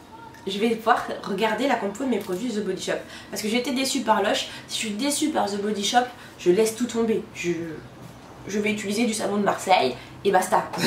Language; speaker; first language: French; native; French